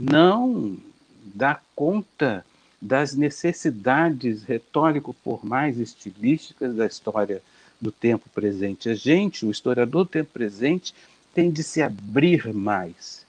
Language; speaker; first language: Portuguese; native; Portuguese